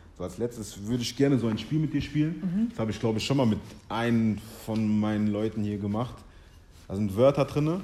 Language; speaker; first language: German; early bilingual, other home language; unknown